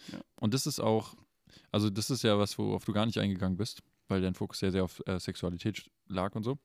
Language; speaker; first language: German; native; German